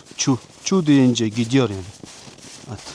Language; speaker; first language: Turkish; non-native, learner; Mongolian